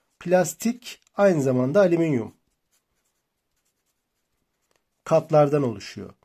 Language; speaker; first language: Turkish; native; Turkish